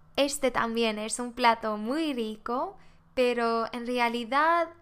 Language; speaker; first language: Spanish; non-native, fluent; Swedish